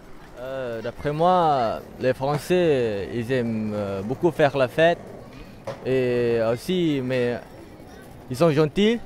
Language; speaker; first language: French; non-native, learner; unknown